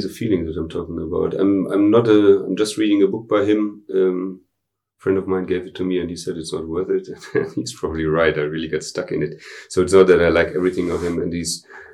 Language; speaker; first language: English; non-native, fluent; German